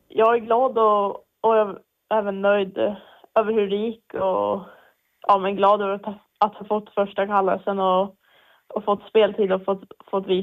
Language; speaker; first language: Swedish; native; Swedish